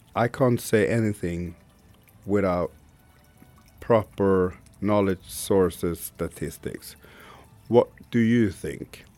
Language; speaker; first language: English; non-native, fluent; Swedish